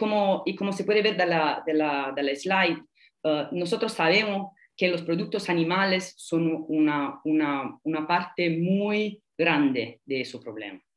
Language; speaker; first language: Spanish; non-native, fluent; Italian